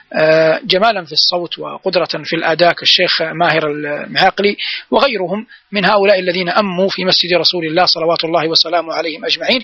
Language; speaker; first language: Arabic; native; Arabic